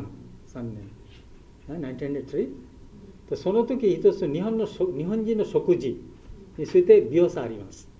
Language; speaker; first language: Japanese; non-native, learner; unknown